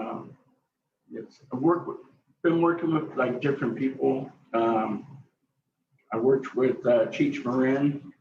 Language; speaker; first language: English; non-native, fluent; Spanish